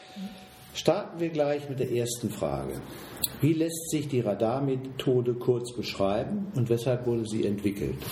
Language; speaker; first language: German; native; German